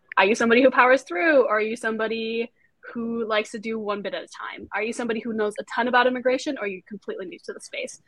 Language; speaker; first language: English; non-native, fluent; German